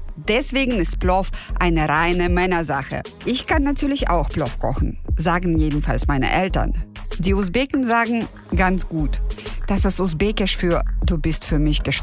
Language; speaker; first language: German; non-native, fluent; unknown